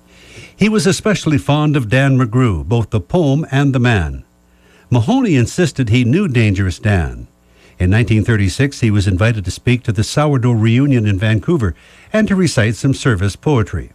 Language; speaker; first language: English; native; English